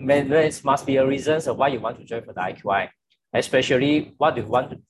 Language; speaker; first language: English; non-native, local second language; Chinese